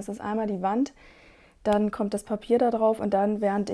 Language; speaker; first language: German; non-native, fluent; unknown